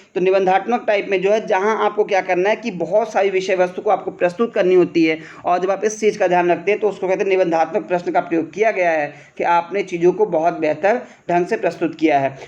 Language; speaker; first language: Hindi; native; Hindi